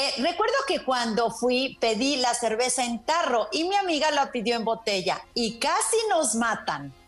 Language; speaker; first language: Spanish; native; Spanish